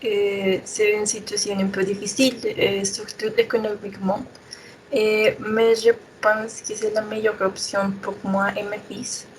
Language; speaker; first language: French; non-native, learner; Spanish